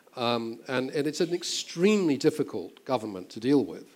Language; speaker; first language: English; native; English